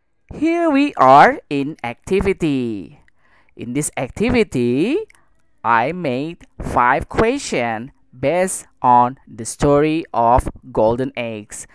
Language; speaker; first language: English; non-native, fluent; Indonesian